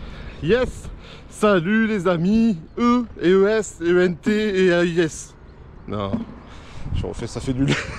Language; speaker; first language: French; native; French